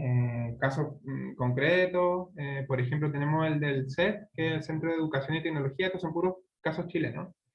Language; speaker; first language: Spanish; native; Spanish